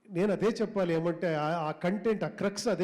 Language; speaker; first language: Telugu; non-native, local second language; Kannada